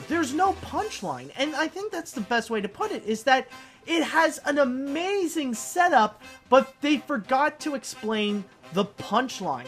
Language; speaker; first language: English; native; English